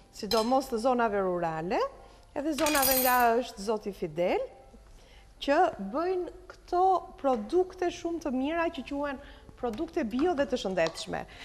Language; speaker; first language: Albanian; native; Albanian